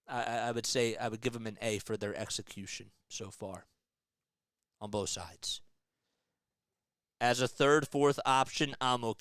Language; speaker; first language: English; native; English